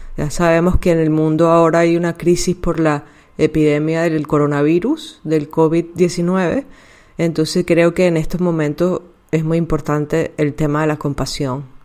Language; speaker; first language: Spanish; native; Spanish